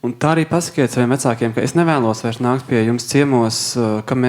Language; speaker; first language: Latvian; native; Latvian